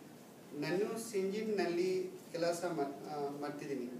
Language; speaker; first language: Kannada; non-native, learner; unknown